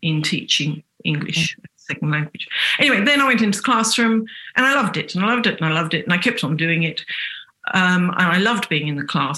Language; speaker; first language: English; native; English